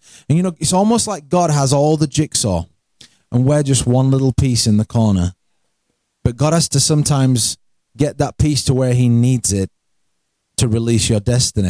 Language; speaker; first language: English; native; English